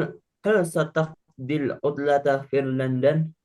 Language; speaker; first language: Arabic; non-native, learner; Indonesian